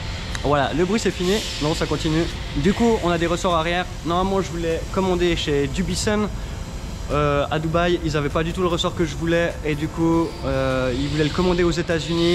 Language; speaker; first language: French; native; French